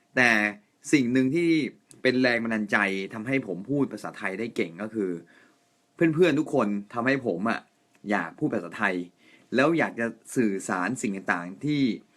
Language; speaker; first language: Thai; non-native, fluent; Japanese